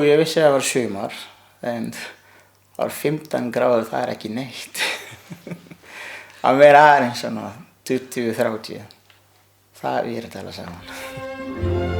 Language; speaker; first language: Icelandic; non-native, learner; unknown